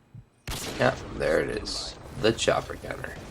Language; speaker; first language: English; native; English